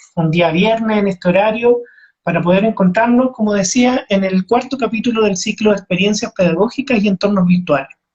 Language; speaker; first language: Spanish; native; Spanish